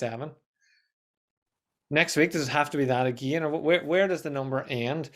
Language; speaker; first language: English; native; English